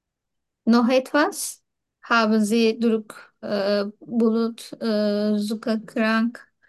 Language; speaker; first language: German; non-native, learner; Turkish